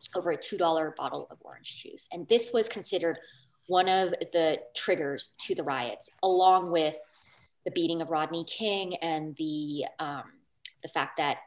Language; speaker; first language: English; native; English